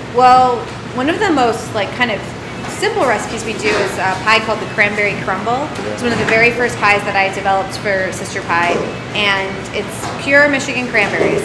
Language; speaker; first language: English; native; English